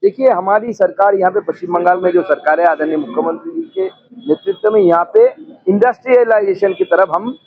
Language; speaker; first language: Hindi; non-native, local second language; Bangla